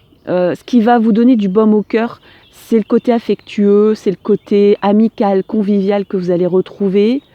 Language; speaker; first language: French; native; French